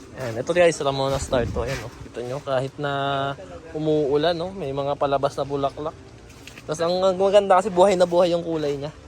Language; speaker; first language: Filipino; native; Filipino